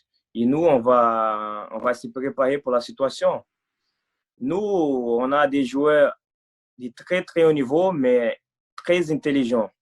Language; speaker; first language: French; non-native, fluent; Portuguese